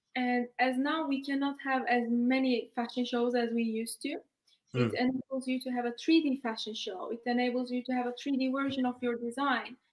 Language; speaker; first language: English; non-native, fluent; Turkish